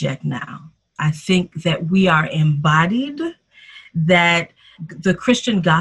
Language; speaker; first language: English; native; English